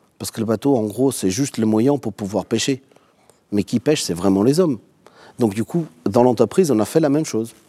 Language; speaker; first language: French; non-native, fluent; Portuguese